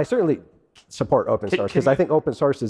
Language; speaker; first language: English; native; English